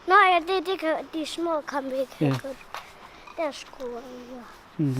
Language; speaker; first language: Danish; non-native, local second language; Kalaallisut